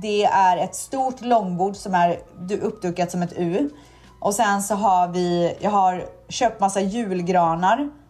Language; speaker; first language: Swedish; native; Swedish